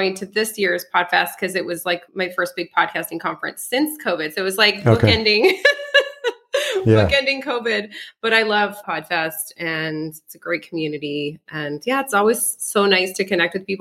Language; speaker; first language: English; early bilingual, other home language; French